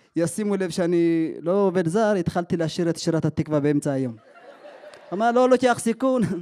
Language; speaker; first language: Hebrew; early bilingual, other home language; Amharic